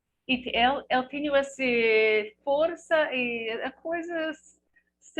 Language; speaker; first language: Portuguese; non-native, learner; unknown